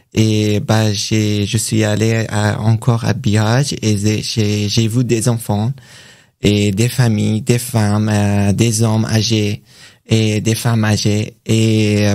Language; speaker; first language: French; non-native, learner; Persian